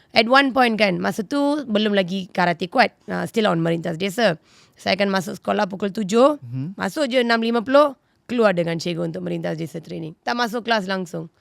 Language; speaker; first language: Malay; non-native, local second language; Tamil